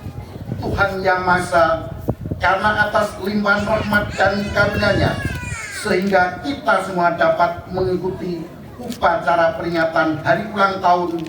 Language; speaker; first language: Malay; non-native, local second language; Javanese